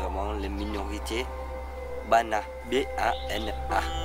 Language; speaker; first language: French; non-native, learner; Vietnamese